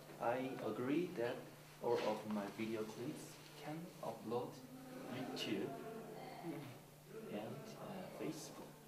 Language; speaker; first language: English; non-native, learner; Korean